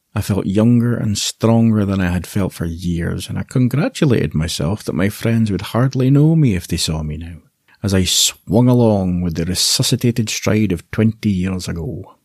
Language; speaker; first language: English; native; English